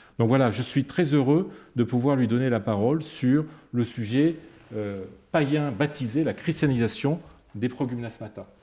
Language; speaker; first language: French; native; French